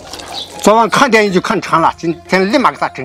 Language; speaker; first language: Chinese; native; Chinese